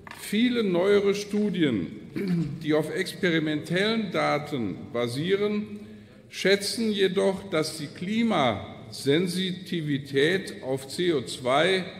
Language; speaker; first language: German; native; German